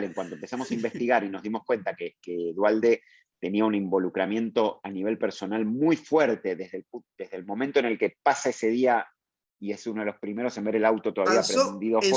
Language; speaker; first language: Spanish; native; Spanish